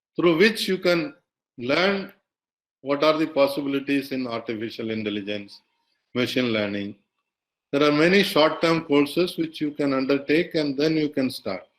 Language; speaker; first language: English; non-native, local second language; Tamil